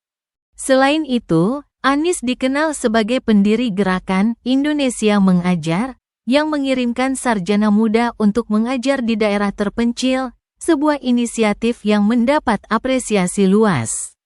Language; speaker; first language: Indonesian; native; Indonesian